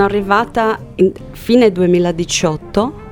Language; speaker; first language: Italian; non-native, fluent; Portuguese